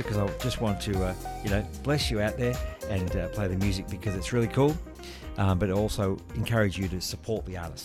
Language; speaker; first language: English; native; English